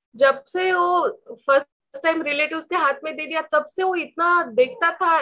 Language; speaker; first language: Hindi; non-native, local second language; Marathi